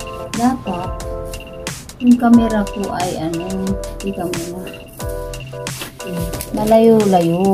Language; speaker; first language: Filipino; non-native, local second language; Cebuano